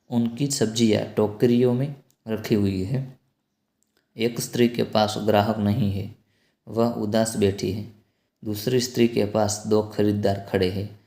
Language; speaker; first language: Hindi; non-native, local second language; Gujarati